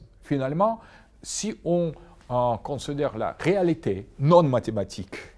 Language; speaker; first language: French; non-native, fluent; Russian